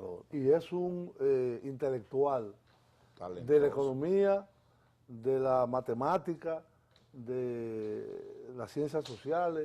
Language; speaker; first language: Spanish; native; Spanish